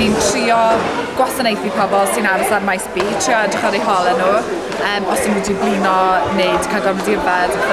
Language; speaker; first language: Welsh; native; Welsh